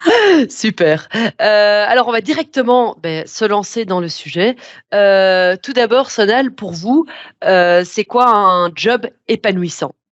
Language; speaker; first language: French; native; French